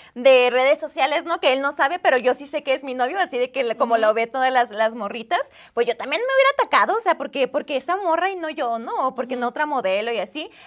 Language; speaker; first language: Spanish; native; Spanish